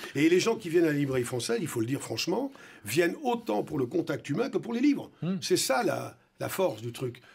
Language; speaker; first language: French; native; French